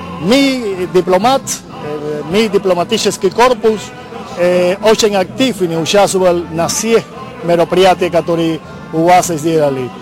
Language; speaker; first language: Russian; non-native, learner; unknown